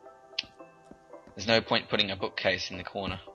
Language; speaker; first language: English; native; English